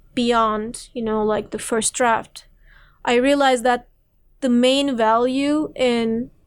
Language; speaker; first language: English; non-native, fluent; Turkish